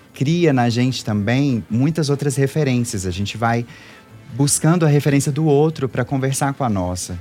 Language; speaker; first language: Portuguese; native; Portuguese